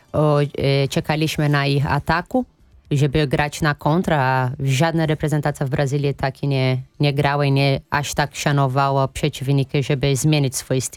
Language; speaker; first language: Polish; non-native, fluent; Portuguese